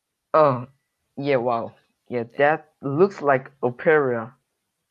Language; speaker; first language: English; non-native, learner; Korean